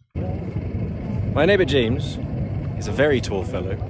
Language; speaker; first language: English; native; English